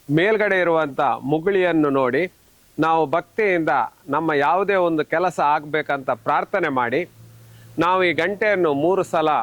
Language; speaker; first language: Kannada; native; Kannada